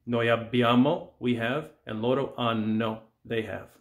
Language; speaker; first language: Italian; non-native, fluent; English